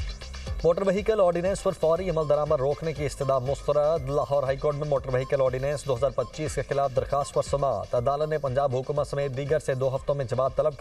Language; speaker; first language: Urdu; native; Urdu